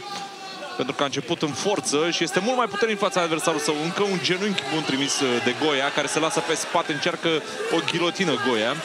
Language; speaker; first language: Romanian; native; Romanian